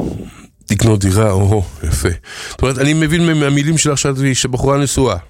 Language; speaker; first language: Hebrew; native; Hebrew